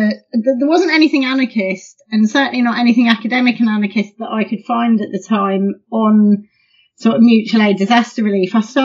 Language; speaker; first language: English; native; English